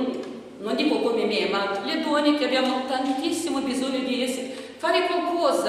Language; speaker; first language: Italian; non-native, fluent; Romanian